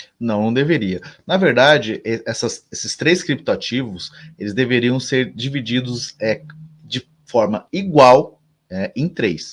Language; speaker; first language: Portuguese; native; Portuguese